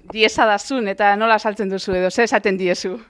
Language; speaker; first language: Basque; native; Basque